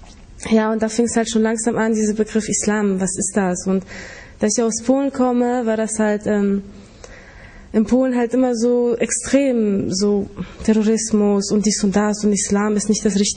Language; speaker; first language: German; early bilingual, other home language; Polish